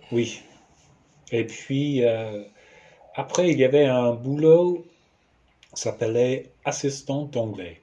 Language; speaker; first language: French; non-native, fluent; English